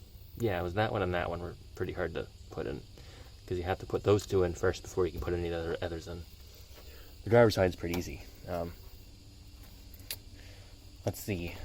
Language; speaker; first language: English; native; English